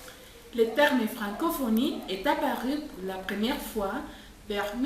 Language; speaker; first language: French; non-native, learner; Spanish